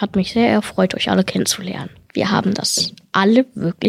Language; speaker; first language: German; native; German